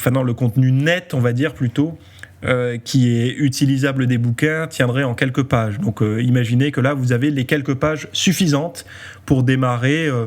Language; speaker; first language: French; native; French